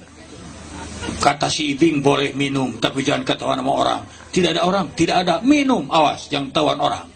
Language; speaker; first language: Indonesian; non-native, local second language; Sundanese